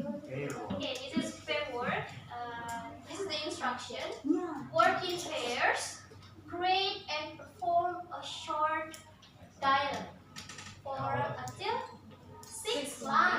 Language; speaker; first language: English; non-native, learner; Indonesian